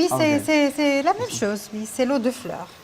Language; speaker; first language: French; non-native, local second language; Arabic